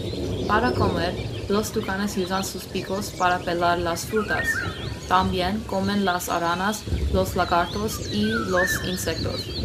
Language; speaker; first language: Spanish; non-native, learner; English